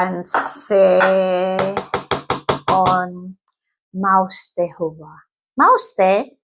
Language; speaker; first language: Finnish; non-native, learner; Cebuano